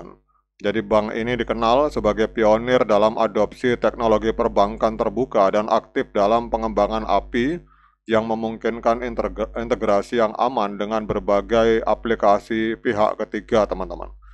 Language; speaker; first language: Indonesian; native; Indonesian